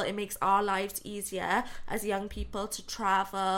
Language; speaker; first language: English; native; English